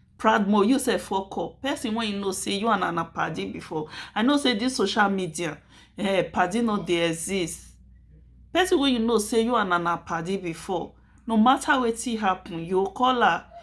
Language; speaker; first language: Nigerian Pidgin; native; Nigerian Pidgin